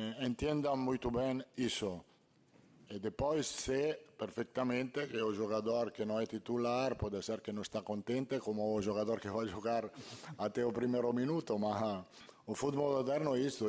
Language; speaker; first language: Portuguese; non-native, learner; Italian